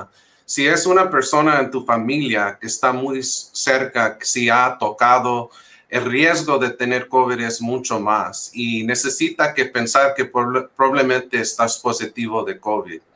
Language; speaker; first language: Spanish; early bilingual, heritage; English